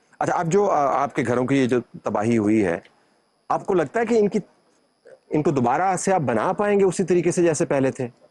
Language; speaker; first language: Urdu; native; Urdu